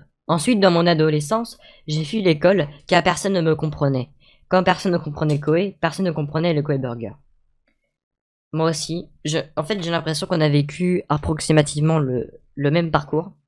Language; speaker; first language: French; native; French